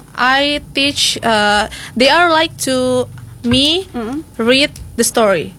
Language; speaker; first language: English; non-native, learner; Indonesian